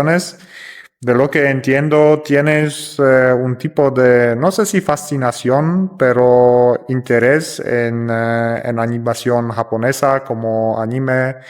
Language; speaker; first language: Spanish; non-native, fluent; Polish